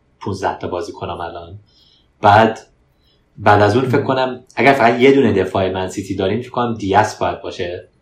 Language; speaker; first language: Persian; early bilingual, heritage; Persian